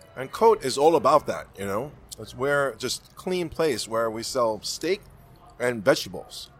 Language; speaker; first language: English; non-native, fluent; Korean